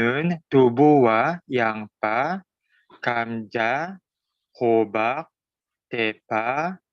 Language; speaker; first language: Korean; non-native, learner; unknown